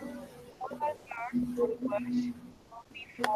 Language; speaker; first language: English; non-native, learner; Spanish